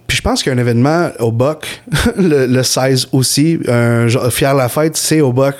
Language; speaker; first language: French; native; French